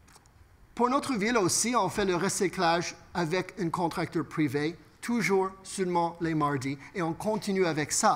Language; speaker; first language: French; non-native, local second language; English